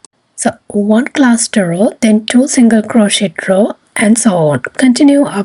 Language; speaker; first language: English; non-native, fluent; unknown